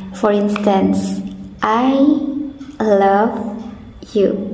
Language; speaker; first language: English; non-native, fluent; Indonesian